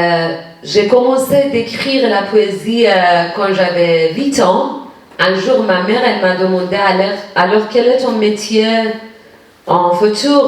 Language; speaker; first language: French; non-native, fluent; Persian